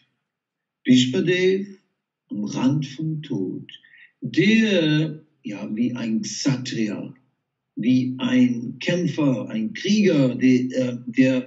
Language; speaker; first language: German; non-native, fluent; Dutch